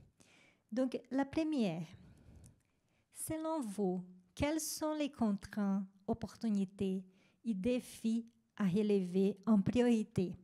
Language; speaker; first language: French; non-native, fluent; Spanish